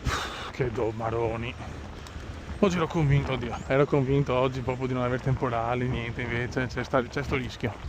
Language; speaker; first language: Italian; native; Italian